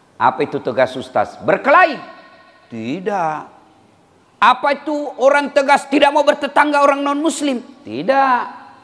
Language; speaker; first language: Indonesian; native; Indonesian